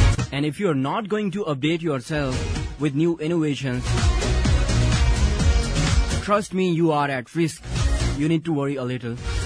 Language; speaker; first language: English; non-native, local second language; Hindi